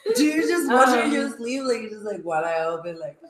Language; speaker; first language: English; non-native, fluent; Spanish